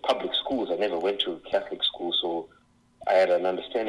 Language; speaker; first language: English; non-native, local second language; Shona